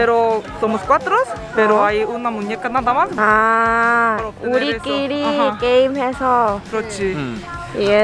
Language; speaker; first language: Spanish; early bilingual, other home language; Korean